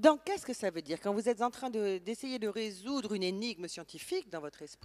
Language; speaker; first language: French; native; French